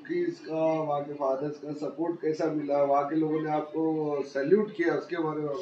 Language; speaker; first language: Hindi; native; Hindi